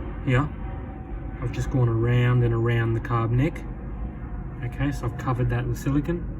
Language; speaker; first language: English; native; English